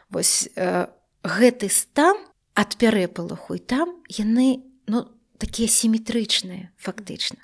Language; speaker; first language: Belarusian; native; Belarusian